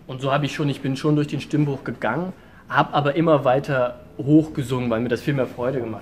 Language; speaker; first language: German; native; German